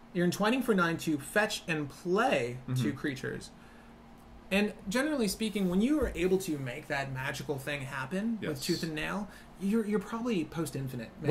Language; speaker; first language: English; native; English